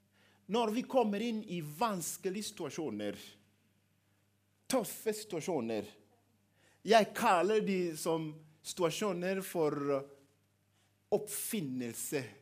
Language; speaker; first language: Norwegian; non-native, fluent; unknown